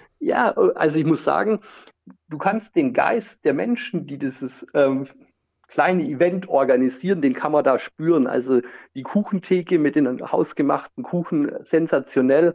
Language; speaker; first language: German; native; German